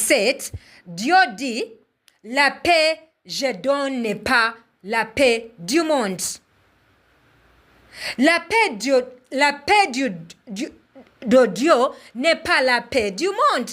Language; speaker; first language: French; non-native, learner; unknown